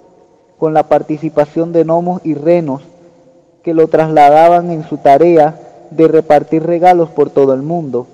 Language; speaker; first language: Spanish; native; Spanish